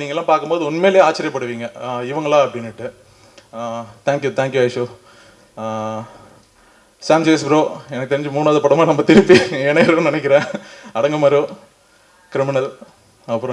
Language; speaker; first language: Tamil; native; Tamil